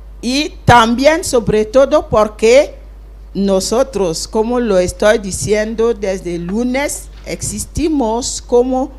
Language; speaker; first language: Spanish; non-native, fluent; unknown